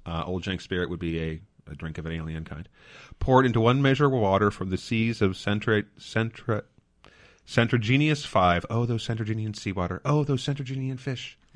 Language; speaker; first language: English; native; English